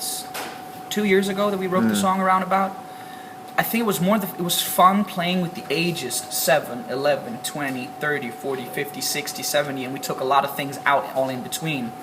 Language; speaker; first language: English; non-native, fluent; Danish